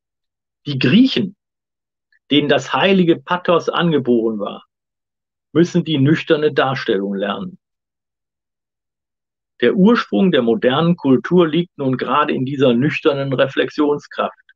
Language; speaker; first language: German; native; German